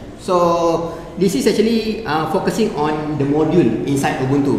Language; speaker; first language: English; non-native, local second language; Malay